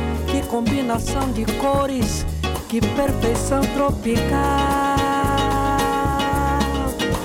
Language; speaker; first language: Portuguese; native; Portuguese